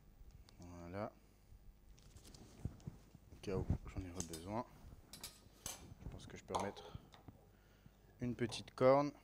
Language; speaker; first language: French; native; French